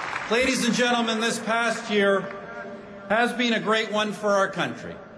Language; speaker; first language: English; native; English